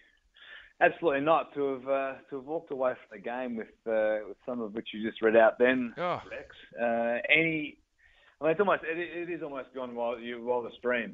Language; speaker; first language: English; native; English